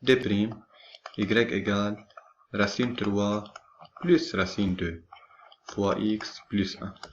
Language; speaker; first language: French; non-native, local second language; Arabic